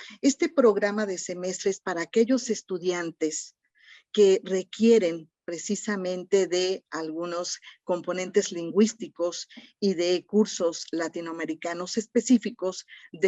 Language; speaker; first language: Spanish; native; Spanish